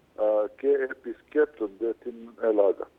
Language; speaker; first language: Greek; non-native, fluent; Serbian